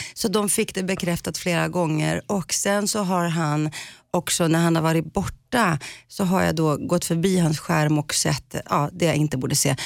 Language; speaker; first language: Swedish; early bilingual, other home language; Greek